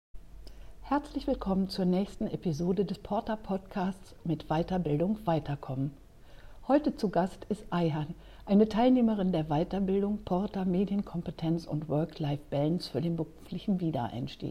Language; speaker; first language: German; native; German